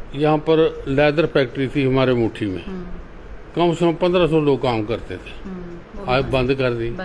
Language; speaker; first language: Hindi; native; Hindi